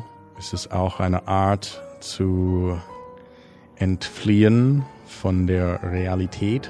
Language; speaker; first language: German; non-native, fluent; English